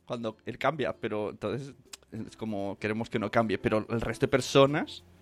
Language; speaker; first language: Spanish; native; Spanish